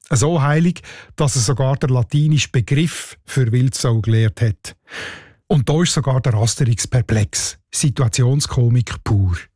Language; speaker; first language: German; native; German